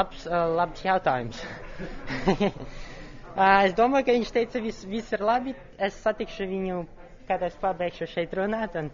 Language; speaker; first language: Latvian; non-native, local second language; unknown